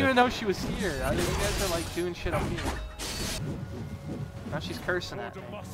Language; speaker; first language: English; native; English